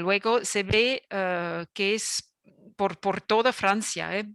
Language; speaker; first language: Spanish; non-native, fluent; French